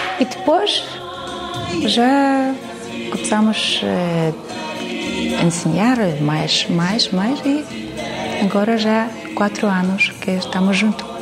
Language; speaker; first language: Portuguese; non-native, learner; Ukrainian